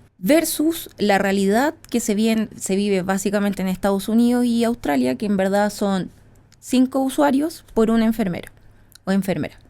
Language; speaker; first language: Spanish; native; Spanish